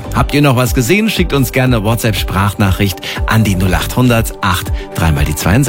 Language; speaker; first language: German; native; German